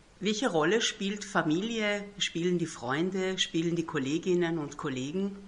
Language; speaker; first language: German; native; German